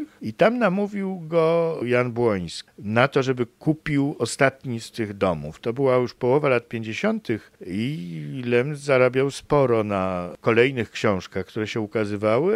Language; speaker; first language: Polish; native; Polish